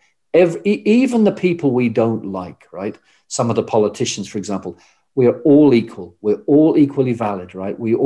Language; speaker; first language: English; native; English